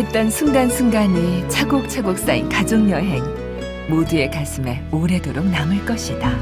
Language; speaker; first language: Korean; native; Korean